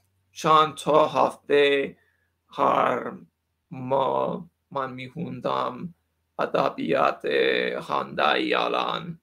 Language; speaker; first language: Persian; non-native, learner; English